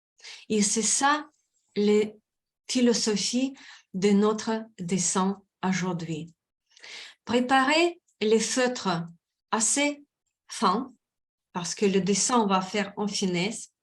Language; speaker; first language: French; non-native, fluent; Russian